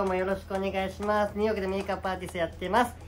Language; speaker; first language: Japanese; non-native, fluent; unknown